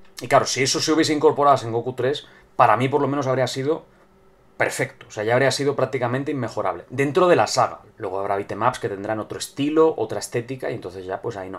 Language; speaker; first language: Spanish; native; Spanish